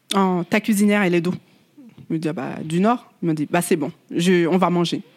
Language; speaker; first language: French; native; French